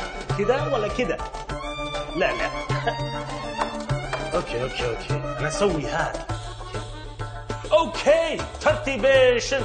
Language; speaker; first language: Arabic; non-native, learner; Hindi